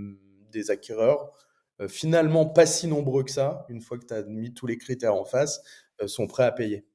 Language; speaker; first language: French; native; French